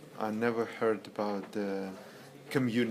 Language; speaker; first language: English; non-native, learner; Russian